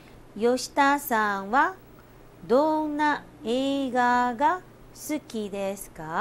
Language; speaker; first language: Japanese; non-native, fluent; Chinese